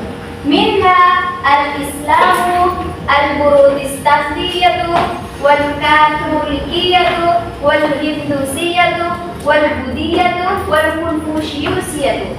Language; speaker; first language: Arabic; non-native, learner; Indonesian